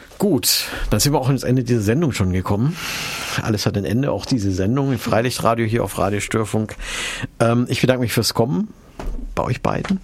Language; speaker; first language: German; native; German